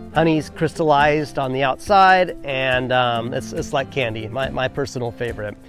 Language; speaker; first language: English; native; English